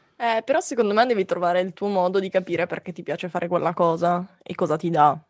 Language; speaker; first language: Italian; native; Italian